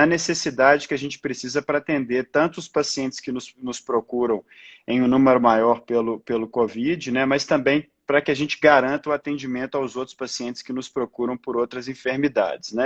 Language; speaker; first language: Portuguese; native; Portuguese